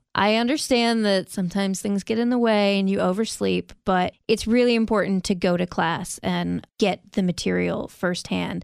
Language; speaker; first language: English; native; English